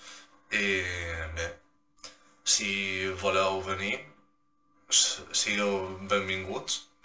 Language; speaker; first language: Catalan; non-native, local second language; Spanish